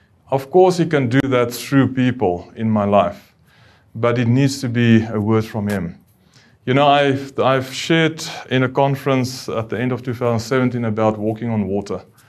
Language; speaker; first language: English; non-native, local second language; Afrikaans